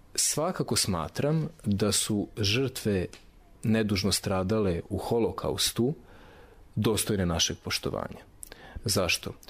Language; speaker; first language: Serbian; native; Serbian